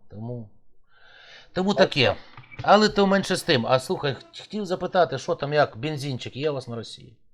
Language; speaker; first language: Ukrainian; native; Ukrainian